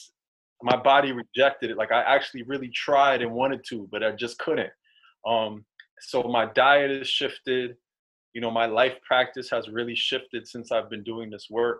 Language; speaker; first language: English; native; English